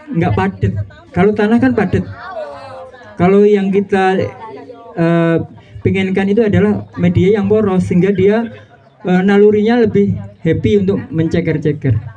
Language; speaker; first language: Indonesian; non-native, local second language; Javanese